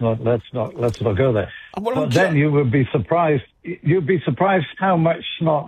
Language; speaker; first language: English; native; English